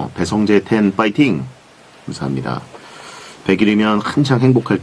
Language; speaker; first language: Korean; native; Korean